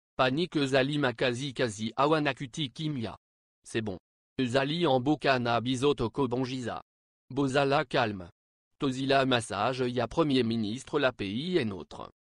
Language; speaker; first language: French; non-native, local second language; Lingala